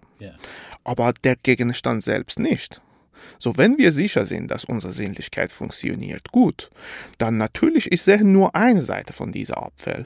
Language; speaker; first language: German; non-native, fluent; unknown